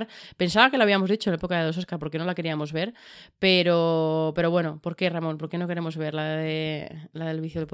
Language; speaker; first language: Spanish; native; Spanish